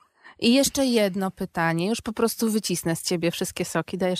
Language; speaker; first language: Polish; native; Polish